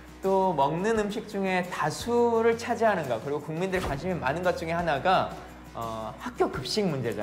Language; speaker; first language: Korean; native; Korean